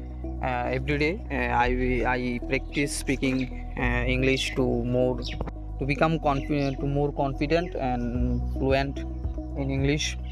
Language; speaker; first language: English; non-native, learner; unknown